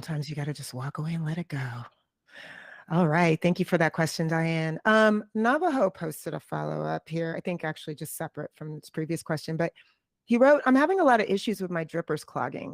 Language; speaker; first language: English; native; English